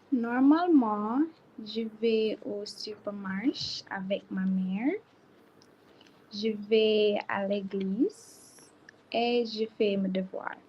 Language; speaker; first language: French; non-native, learner; English